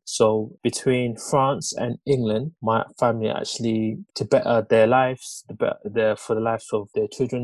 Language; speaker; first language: English; early bilingual, other home language; Lingala